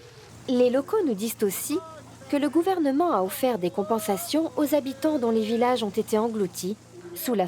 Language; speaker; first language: French; native; French